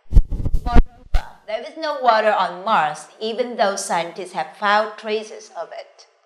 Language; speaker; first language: English; non-native, fluent; Vietnamese